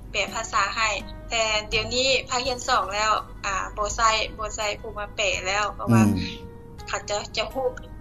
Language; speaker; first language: Lao; native; Lao